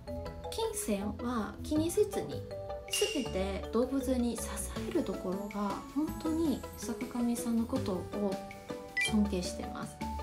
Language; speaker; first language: Japanese; non-native, fluent; Chinese